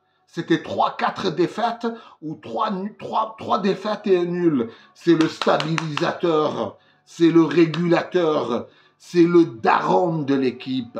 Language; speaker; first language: French; native; French